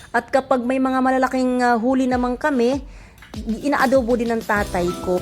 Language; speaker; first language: Filipino; non-native, local second language; Cebuano